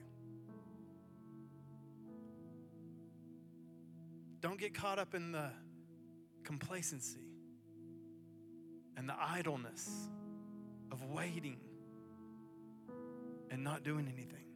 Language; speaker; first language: English; native; English